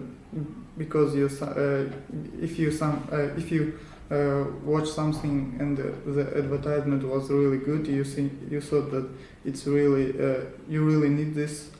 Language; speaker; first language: English; non-native, learner; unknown